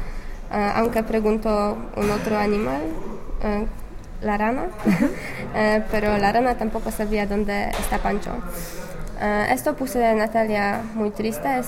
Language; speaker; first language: Spanish; non-native, learner; English